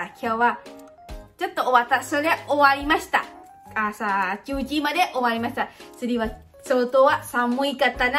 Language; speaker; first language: Japanese; non-native, learner; Lao